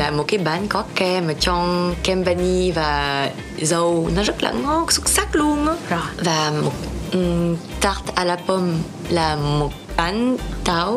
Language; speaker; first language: Vietnamese; early bilingual, heritage; French